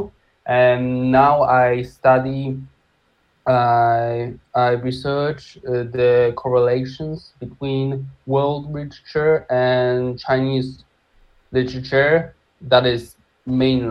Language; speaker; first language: English; non-native, fluent; Polish